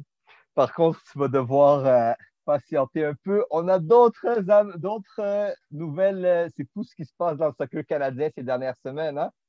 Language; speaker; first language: French; native; French